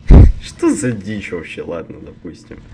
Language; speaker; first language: Russian; native; Russian